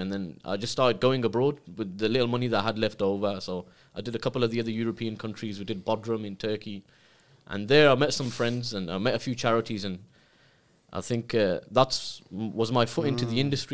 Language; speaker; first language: English; native; English